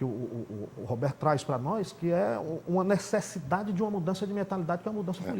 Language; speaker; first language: Portuguese; native; Portuguese